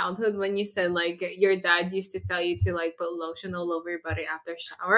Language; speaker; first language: English; non-native, local second language; Filipino